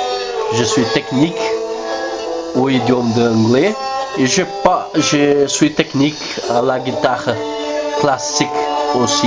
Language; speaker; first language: French; non-native, learner; Spanish